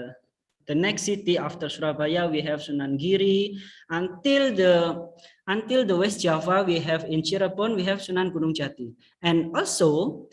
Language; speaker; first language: English; non-native, fluent; Indonesian